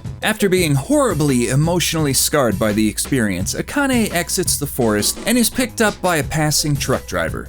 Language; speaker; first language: English; native; English